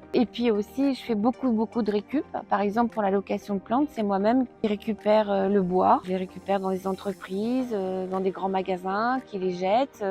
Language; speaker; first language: French; native; French